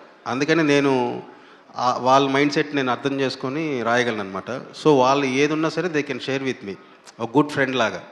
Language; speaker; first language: Telugu; native; Telugu